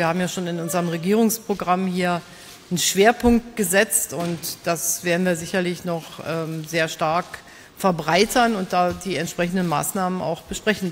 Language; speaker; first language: German; native; German